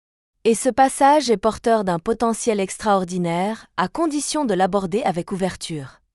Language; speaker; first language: French; native; French